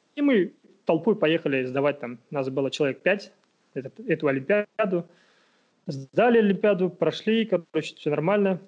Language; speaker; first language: Russian; non-native, local second language; Kazakh